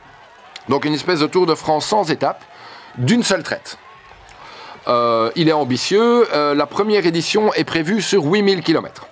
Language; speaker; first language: French; native; French